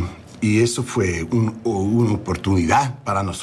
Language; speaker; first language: Spanish; non-native, fluent; English